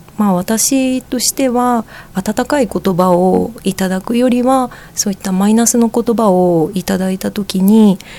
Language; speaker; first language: Japanese; native; Japanese